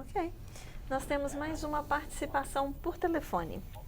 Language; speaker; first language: Portuguese; native; Portuguese